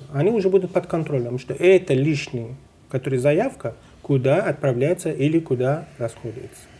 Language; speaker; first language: Russian; non-native, fluent; Persian